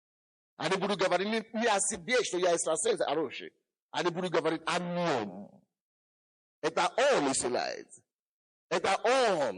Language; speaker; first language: Russian; non-native, fluent; Yoruba